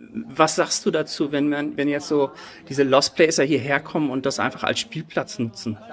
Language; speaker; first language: German; native; German